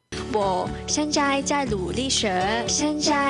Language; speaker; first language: Chinese; non-native, local second language; Cantonese